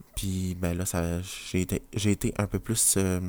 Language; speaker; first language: French; native; French